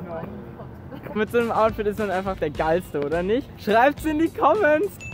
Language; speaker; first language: German; native; German